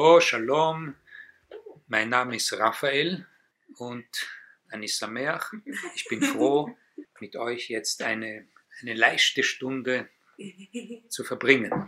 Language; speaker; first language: German; non-native, fluent; Hebrew